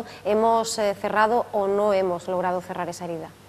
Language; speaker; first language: Spanish; native; Spanish